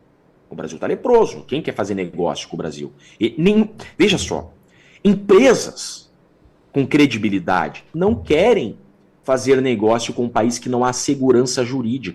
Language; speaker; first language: Portuguese; native; Portuguese